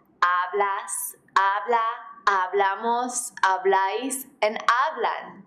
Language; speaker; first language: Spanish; non-native, fluent; English